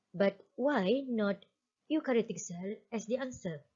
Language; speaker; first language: English; non-native, local second language; Malay